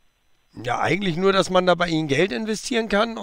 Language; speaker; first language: German; native; German